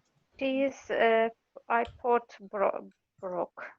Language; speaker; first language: English; non-native, learner; Russian